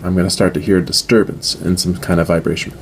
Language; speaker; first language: English; native; English